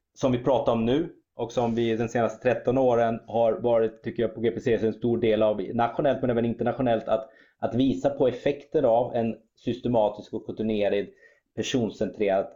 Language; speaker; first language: Swedish; early bilingual, other home language; German